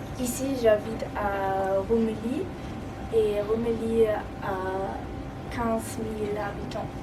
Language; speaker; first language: French; non-native, learner; German